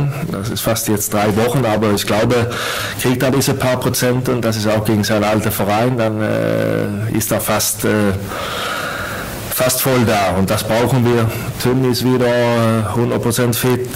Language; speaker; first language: German; non-native, fluent; Swedish